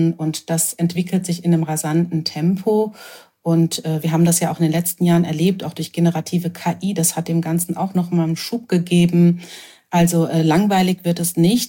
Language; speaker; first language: German; native; German